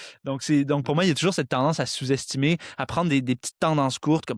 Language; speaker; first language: French; native; French